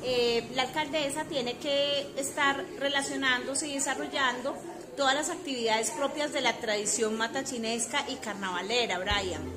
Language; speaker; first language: Spanish; native; Spanish